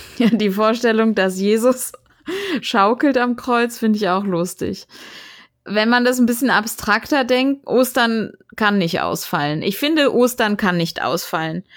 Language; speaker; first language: German; native; German